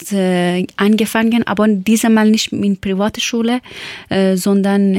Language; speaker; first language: German; non-native, learner; Persian